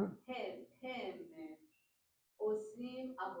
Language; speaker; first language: Hebrew; non-native, learner; English